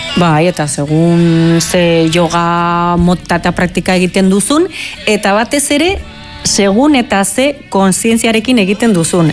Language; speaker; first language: Basque; non-native, local second language; Spanish